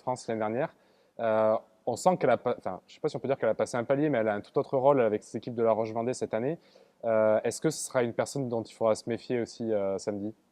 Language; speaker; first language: French; native; French